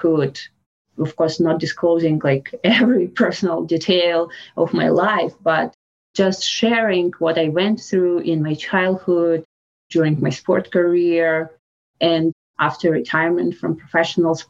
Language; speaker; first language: English; non-native, fluent; Russian